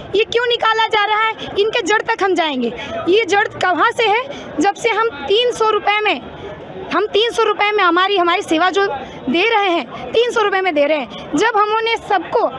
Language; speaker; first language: Hindi; native; Hindi